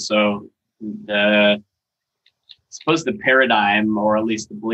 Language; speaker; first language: English; native; English